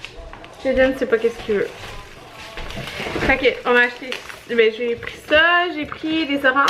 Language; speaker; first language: French; native; French